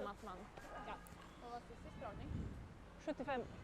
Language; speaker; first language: Swedish; native; Swedish